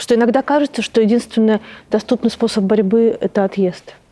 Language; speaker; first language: Russian; native; Russian